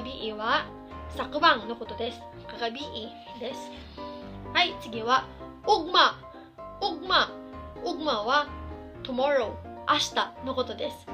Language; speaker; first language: Japanese; non-native, fluent; Cebuano